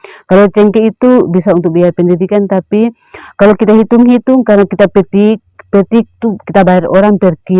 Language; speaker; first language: Indonesian; non-native, local second language; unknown